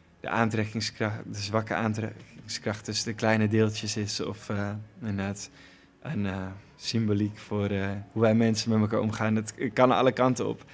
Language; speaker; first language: Dutch; native; Dutch